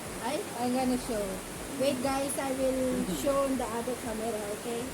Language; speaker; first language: English; non-native, local second language; Filipino